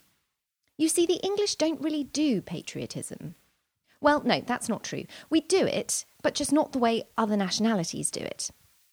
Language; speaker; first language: English; native; English